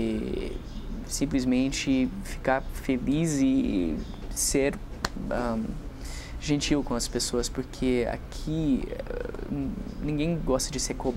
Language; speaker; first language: Portuguese; non-native, fluent; English